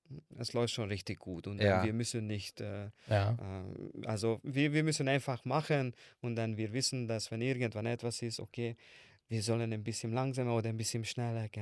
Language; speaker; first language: German; non-native, learner; Hungarian